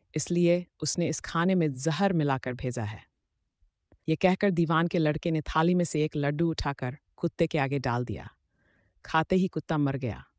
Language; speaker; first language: Hindi; native; Hindi